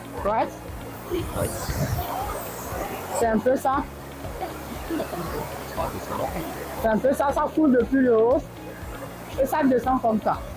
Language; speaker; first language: French; non-native, fluent; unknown